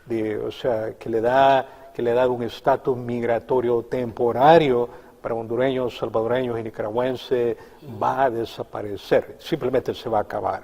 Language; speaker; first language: Spanish; native; Spanish